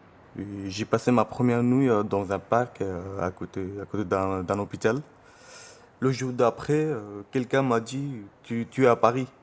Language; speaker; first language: French; non-native, fluent; Bangla